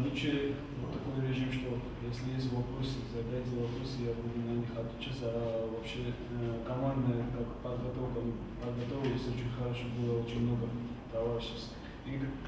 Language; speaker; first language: Russian; non-native, fluent; Georgian